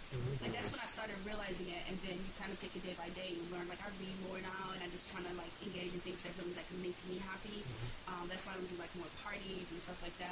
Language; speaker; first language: English; early bilingual, other home language; Bosnian